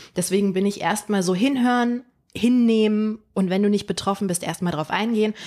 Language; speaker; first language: German; early bilingual, other home language; Polish